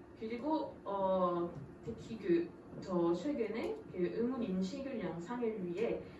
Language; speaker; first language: Korean; non-native, fluent; French